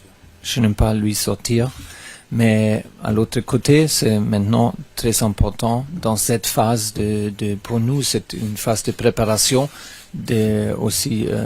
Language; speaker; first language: French; non-native, fluent; German